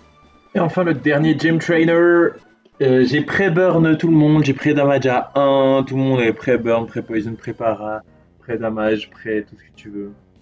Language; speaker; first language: French; native; French